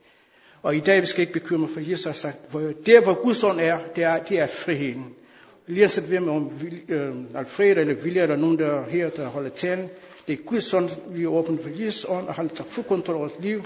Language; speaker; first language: Danish; non-native, fluent; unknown